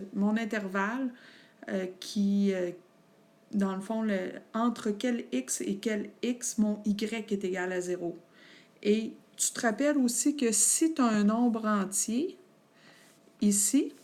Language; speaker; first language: French; native; French